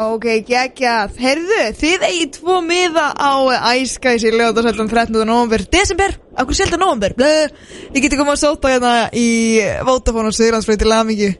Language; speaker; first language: Icelandic; native; Icelandic